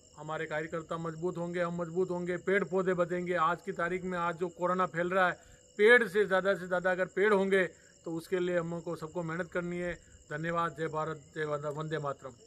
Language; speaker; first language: Hindi; native; Hindi